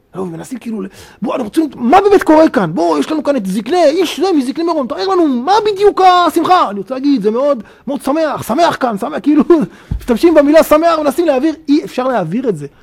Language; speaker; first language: Hebrew; native; Hebrew